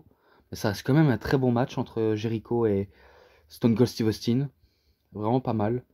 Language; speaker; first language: French; native; French